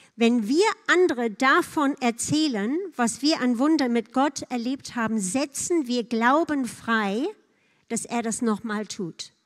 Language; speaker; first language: German; non-native, fluent; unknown